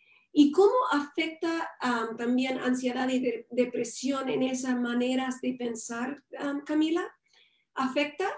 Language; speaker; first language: Spanish; non-native, fluent; English